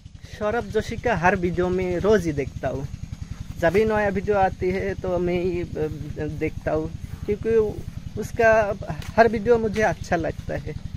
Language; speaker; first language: Hindi; non-native, fluent; Bangla